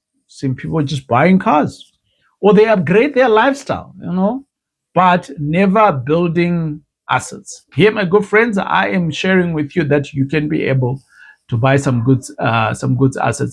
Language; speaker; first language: English; non-native, local second language; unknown